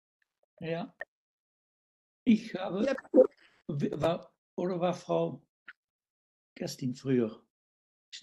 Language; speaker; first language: German; non-native, fluent; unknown